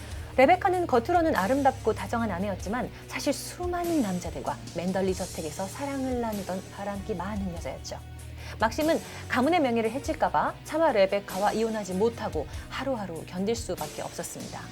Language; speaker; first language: Korean; native; Korean